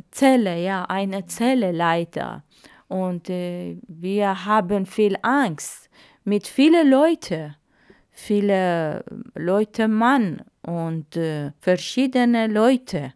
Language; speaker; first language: German; non-native, learner; Arabic